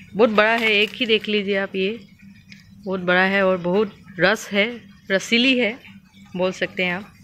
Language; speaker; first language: Hindi; non-native, local second language; Assamese